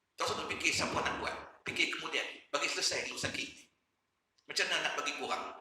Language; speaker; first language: Malay; native; Malay